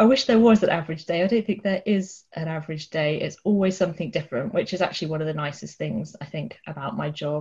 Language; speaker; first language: English; native; English